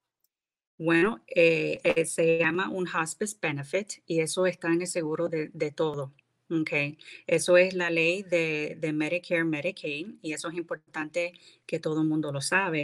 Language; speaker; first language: Spanish; early bilingual, heritage; English